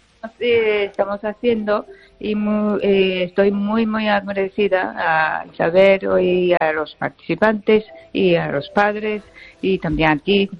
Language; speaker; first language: Spanish; non-native, fluent; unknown